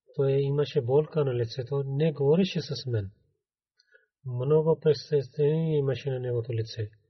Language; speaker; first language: Bulgarian; non-native, learner; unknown